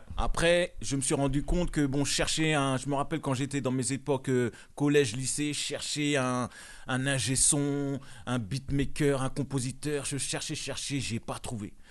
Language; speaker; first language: French; non-native, local second language; Bambara